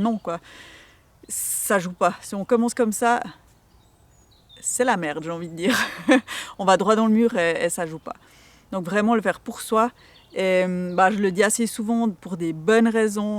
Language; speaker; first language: French; native; French